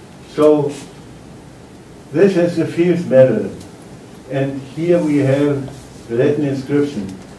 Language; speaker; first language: English; non-native, fluent; German